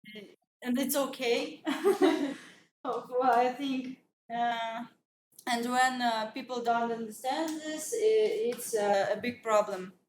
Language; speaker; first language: English; non-native, learner; Russian